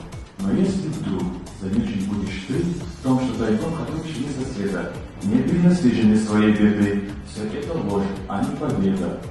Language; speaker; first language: Russian; non-native, local second language; Lezghian